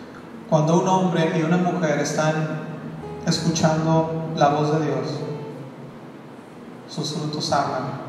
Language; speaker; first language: Spanish; native; Spanish